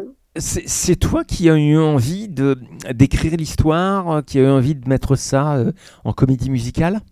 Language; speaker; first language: French; native; French